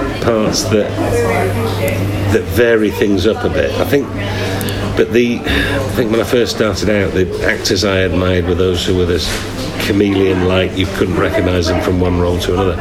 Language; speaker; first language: English; native; English